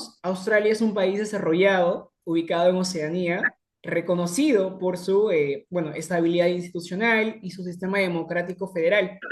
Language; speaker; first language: Spanish; native; Spanish